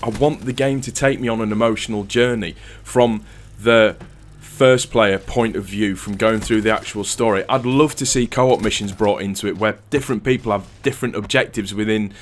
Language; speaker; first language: English; native; English